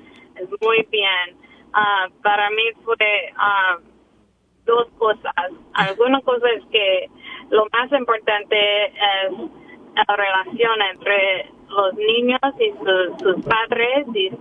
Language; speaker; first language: Spanish; non-native, learner; English